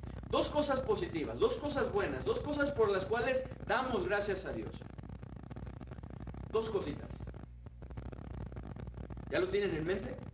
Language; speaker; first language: Spanish; native; Spanish